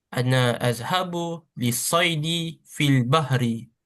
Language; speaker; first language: Arabic; non-native, learner; Malay